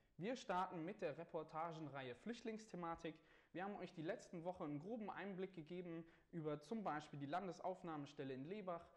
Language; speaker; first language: German; native; German